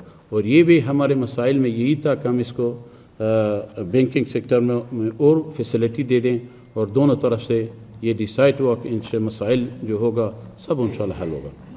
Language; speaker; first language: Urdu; non-native, fluent; Persian